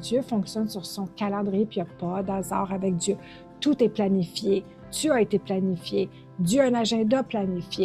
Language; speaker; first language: French; native; French